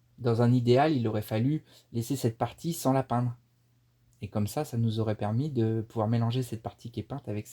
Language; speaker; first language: French; native; French